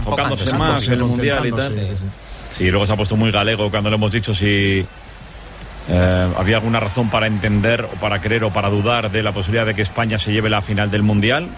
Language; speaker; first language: Spanish; native; Spanish